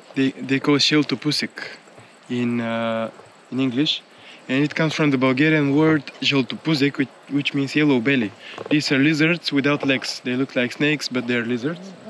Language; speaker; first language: English; non-native, fluent; Bulgarian